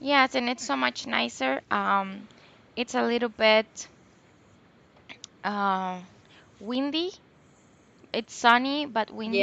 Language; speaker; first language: English; non-native, local second language; Spanish